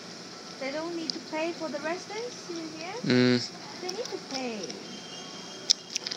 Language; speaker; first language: English; non-native, fluent; Chinese